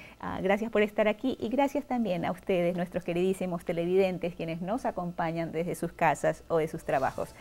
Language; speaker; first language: Spanish; native; Spanish